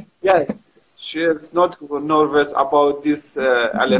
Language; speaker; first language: English; non-native, learner; Kurdish